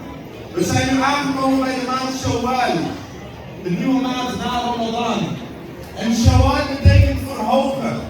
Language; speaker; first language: Dutch; early bilingual, other home language; Indonesian